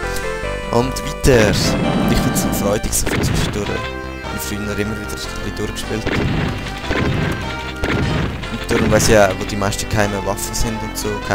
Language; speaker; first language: German; native; German